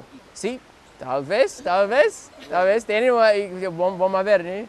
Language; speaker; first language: Spanish; non-native, learner; Portuguese